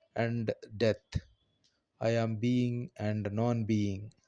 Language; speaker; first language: English; non-native, local second language; Telugu